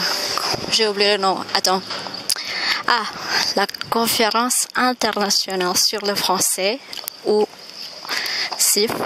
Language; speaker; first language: French; non-native, fluent; Indonesian